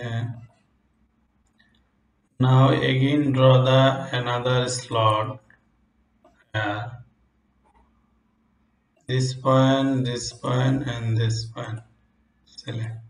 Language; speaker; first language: English; non-native, local second language; Bangla